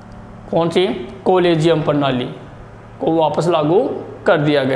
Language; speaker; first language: Hindi; native; Hindi